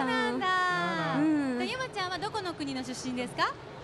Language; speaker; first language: Japanese; native; Japanese